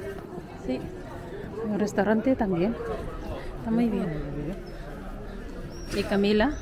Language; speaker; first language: Spanish; non-native, learner; Filipino